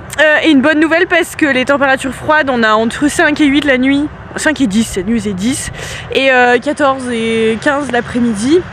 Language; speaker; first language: French; native; French